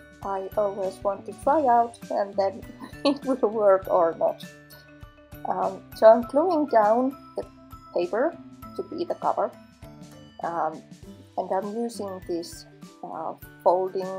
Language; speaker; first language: English; non-native, fluent; Finnish